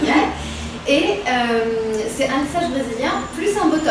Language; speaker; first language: French; native; French